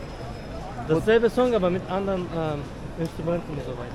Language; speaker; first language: German; non-native, learner; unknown